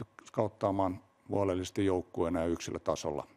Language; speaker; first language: Finnish; native; Finnish